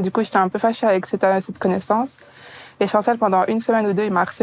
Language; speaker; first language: French; native; French